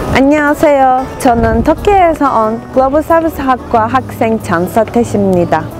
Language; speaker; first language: Korean; non-native, fluent; Turkish